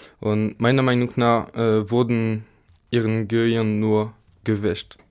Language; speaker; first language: German; non-native, fluent; French